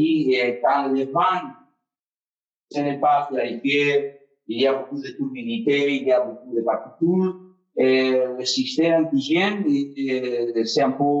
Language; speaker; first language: French; non-native, fluent; Spanish